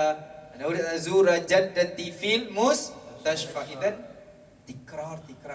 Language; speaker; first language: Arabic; non-native, fluent; Malay